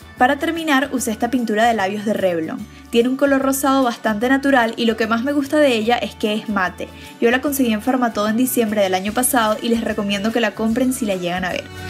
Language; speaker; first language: Spanish; native; Spanish